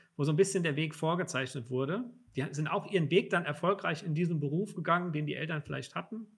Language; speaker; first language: German; native; German